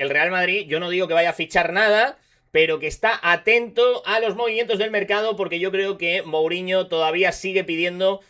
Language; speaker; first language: Spanish; native; Spanish